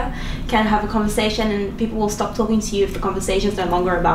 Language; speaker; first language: English; non-native, local second language; Afrikaans